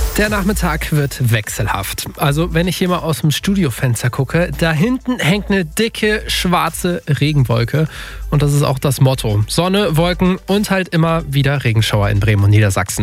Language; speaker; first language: German; native; German